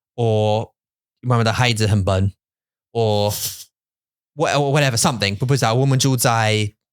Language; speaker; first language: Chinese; non-native, fluent; English